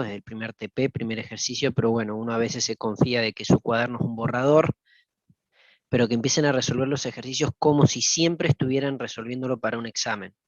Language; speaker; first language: Spanish; native; Spanish